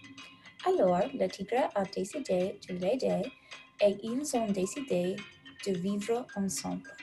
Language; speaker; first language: French; non-native, learner; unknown